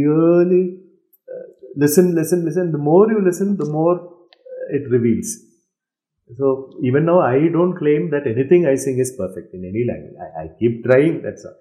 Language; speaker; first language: English; non-native, local second language; Malayalam